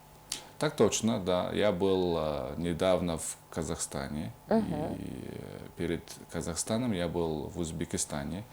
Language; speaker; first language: Russian; non-native, fluent; Mongolian